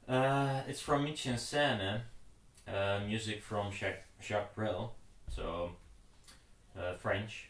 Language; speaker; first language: English; non-native, fluent; Dutch